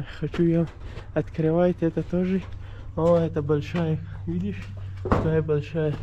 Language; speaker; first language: Russian; non-native, learner; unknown